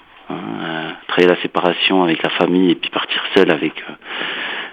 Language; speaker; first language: French; native; French